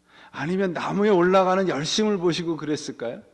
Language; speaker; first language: Korean; native; Korean